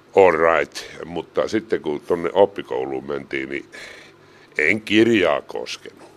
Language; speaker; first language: Finnish; native; Finnish